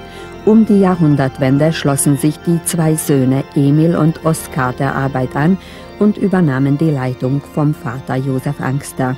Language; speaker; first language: German; native; German